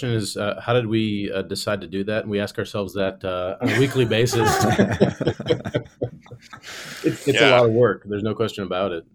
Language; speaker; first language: English; native; English